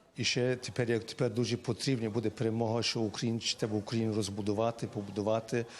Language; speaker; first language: Ukrainian; early bilingual, heritage; Ukrainian